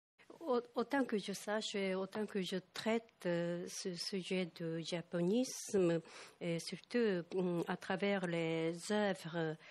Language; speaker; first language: French; non-native, fluent; Japanese